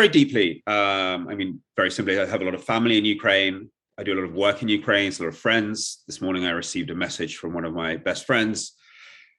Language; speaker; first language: English; non-native, local second language; Russian